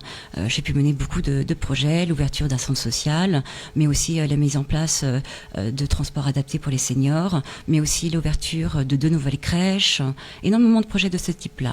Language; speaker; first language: French; native; French